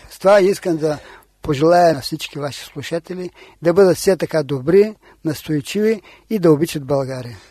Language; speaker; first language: Bulgarian; native; Bulgarian